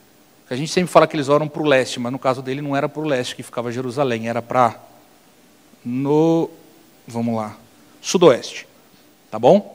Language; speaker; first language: Portuguese; native; Portuguese